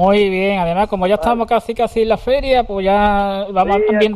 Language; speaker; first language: Spanish; native; Spanish